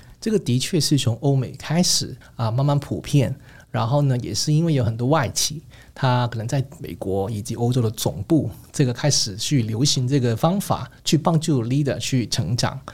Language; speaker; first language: Chinese; non-native, local second language; Cantonese